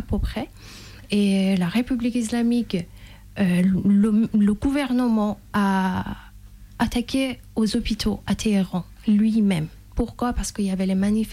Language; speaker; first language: French; non-native, fluent; Persian